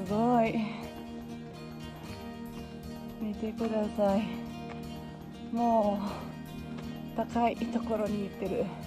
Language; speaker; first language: Japanese; non-native, learner; Filipino